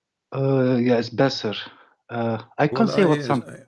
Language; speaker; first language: English; non-native, learner; Dutch